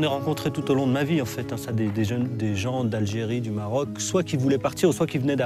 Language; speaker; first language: French; early bilingual, other home language; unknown